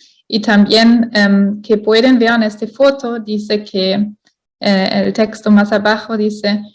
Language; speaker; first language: Spanish; non-native, fluent; German